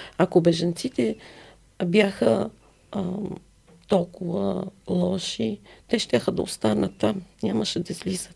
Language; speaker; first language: Bulgarian; non-native, fluent; Arabic